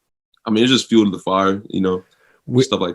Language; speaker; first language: English; native; English